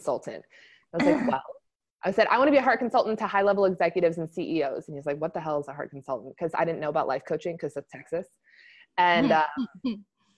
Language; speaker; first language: English; native; English